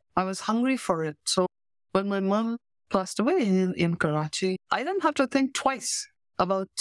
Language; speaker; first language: English; native; English